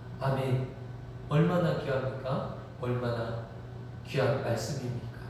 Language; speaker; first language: Korean; native; Korean